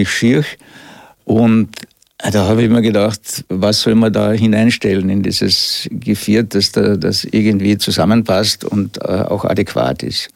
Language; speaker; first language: German; native; German